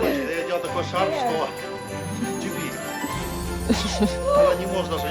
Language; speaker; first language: Russian; early bilingual, heritage; Russian